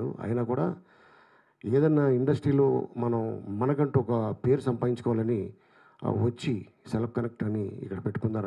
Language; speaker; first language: Telugu; native; Telugu